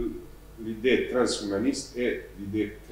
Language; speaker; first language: French; non-native, fluent; Serbian